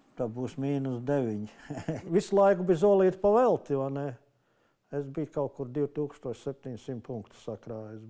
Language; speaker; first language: Latvian; native; Latvian